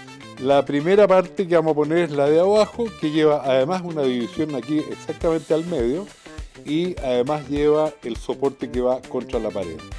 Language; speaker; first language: Spanish; native; Spanish